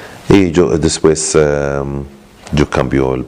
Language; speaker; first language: Spanish; non-native, learner; Arabic